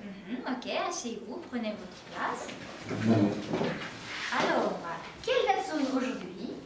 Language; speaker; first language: French; non-native, fluent; Uzbek